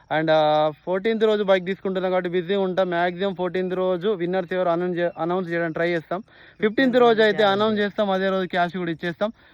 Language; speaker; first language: Telugu; native; Telugu